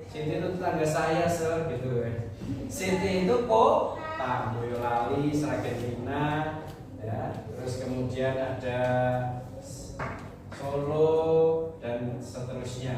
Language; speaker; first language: Indonesian; native; Indonesian